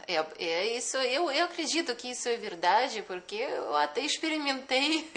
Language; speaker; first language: Portuguese; non-native, fluent; Russian